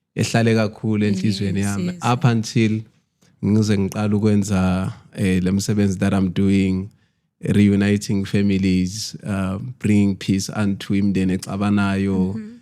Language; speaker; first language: Zulu; native; Zulu